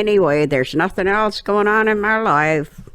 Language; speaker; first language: English; native; English